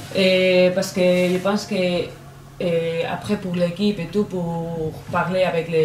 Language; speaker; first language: French; non-native, fluent; Spanish